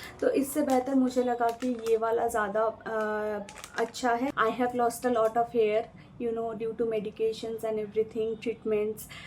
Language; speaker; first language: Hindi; non-native, local second language; Bangla